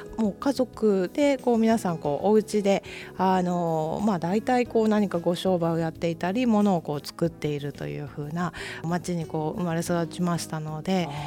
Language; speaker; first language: Japanese; native; Japanese